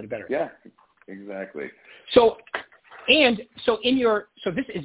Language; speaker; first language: English; native; English